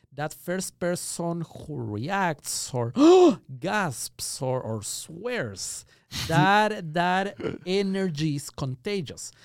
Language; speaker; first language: English; non-native, fluent; Spanish